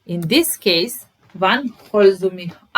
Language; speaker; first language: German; non-native, fluent; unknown